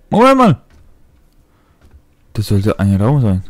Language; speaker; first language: German; non-native, fluent; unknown